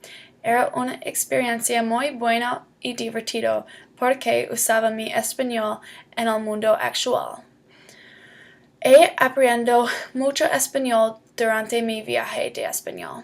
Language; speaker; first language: Spanish; non-native, learner; English